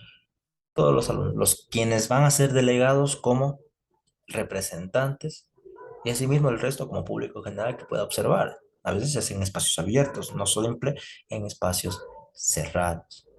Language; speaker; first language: Spanish; native; Spanish